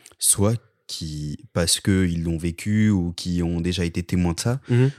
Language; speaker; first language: French; native; French